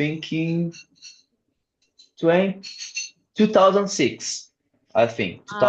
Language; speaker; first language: English; non-native, learner; Portuguese